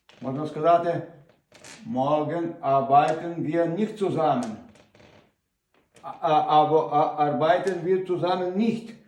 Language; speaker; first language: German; non-native, learner; Ukrainian